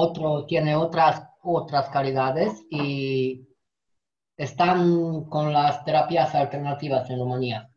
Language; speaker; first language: Spanish; non-native, fluent; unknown